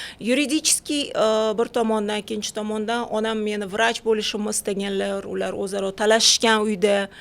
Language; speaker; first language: Uzbek; non-native, local second language; Russian